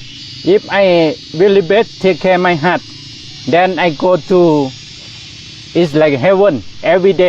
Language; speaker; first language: English; non-native, learner; Thai